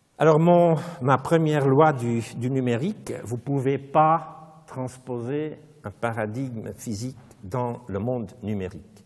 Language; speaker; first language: French; non-native, local second language; Dutch